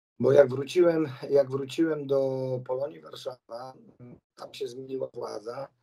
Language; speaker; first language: Polish; native; Polish